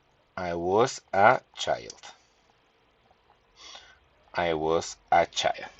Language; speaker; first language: English; non-native, fluent; Spanish